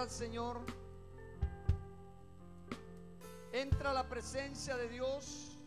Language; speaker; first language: Spanish; native; Spanish